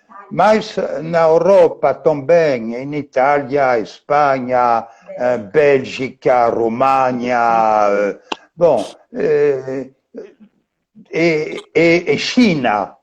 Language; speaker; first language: Portuguese; non-native, fluent; French